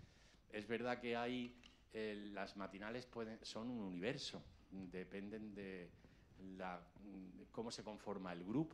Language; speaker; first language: Spanish; native; Spanish